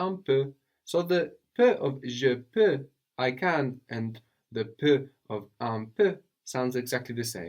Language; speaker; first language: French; non-native, fluent; English